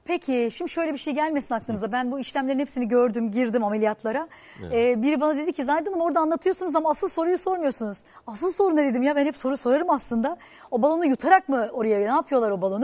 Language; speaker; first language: Turkish; native; Turkish